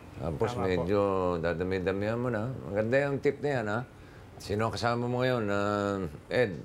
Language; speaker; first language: Filipino; native; Filipino